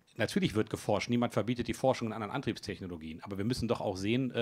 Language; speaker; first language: German; native; German